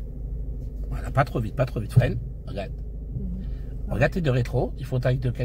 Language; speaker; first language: French; native; French